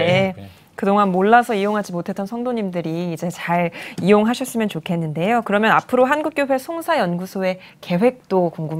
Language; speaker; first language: Korean; native; Korean